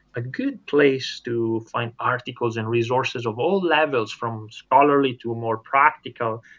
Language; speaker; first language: English; non-native, fluent; Italian